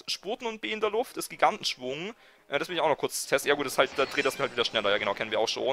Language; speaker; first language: German; native; German